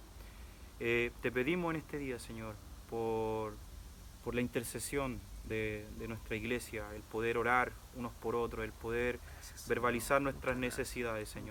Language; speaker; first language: Spanish; native; Spanish